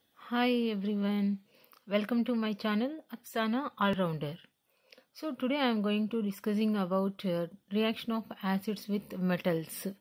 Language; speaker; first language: English; non-native, local second language; Telugu